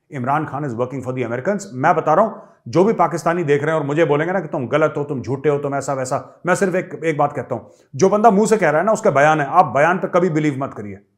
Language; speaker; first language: Hindi; native; Hindi